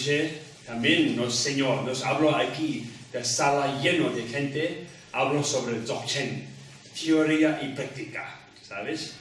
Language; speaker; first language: Spanish; non-native, learner; Tibetan